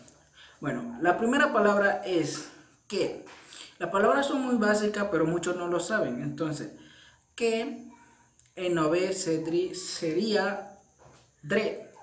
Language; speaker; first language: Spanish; non-native, local second language; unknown